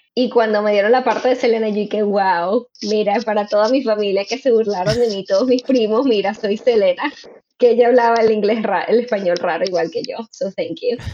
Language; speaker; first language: Spanish; native; Spanish